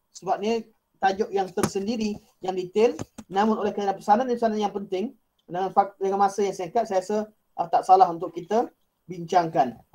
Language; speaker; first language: Malay; native; Malay